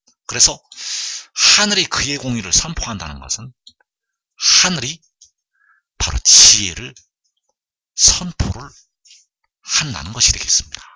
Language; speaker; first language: Korean; native; Korean